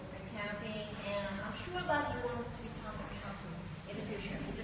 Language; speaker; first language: English; non-native, fluent; Vietnamese